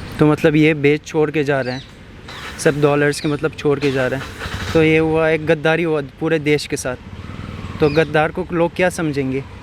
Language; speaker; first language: Hindi; non-native, fluent; Persian